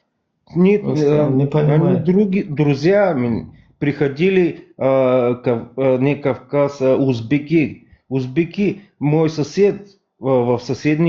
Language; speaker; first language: Russian; non-native, learner; Bulgarian